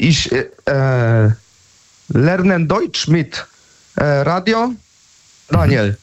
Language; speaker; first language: German; non-native, learner; Polish